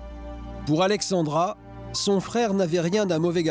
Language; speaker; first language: French; native; French